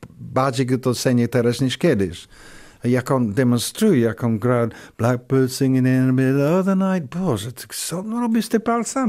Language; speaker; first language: Polish; non-native, learner; English